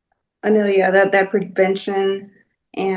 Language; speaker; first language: English; native; English